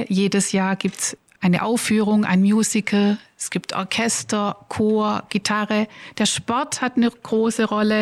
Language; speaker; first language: German; native; German